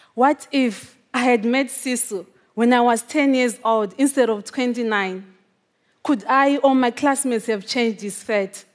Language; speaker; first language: English; non-native, local second language; Shona